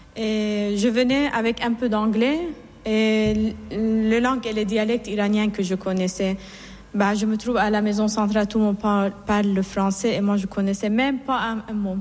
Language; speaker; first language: French; non-native, fluent; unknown